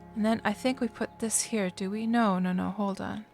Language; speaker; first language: English; non-native, fluent; Finnish